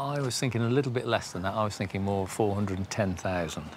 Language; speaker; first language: English; native; English